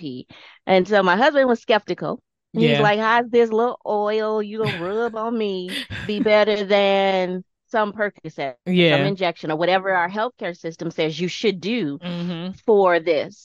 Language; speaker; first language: English; native; English